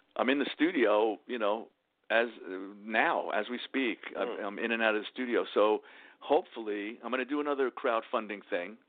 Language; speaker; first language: English; native; English